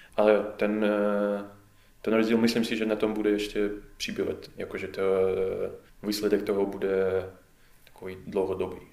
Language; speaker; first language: Czech; non-native, fluent; Russian